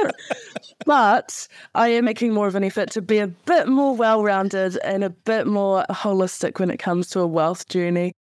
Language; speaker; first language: English; native; English